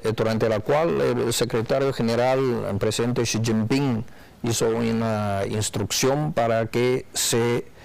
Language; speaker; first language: Spanish; non-native, fluent; Chinese